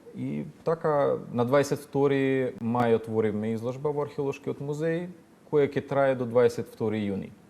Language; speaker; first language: Macedonian; non-native, fluent; Ukrainian